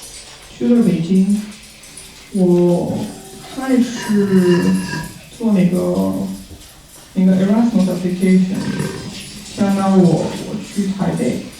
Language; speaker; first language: Chinese; non-native, fluent; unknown